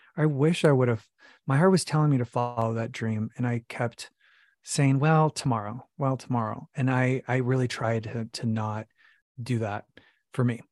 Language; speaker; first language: English; native; English